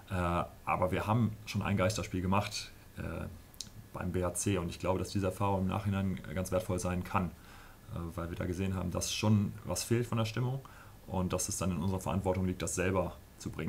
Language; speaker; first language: German; native; German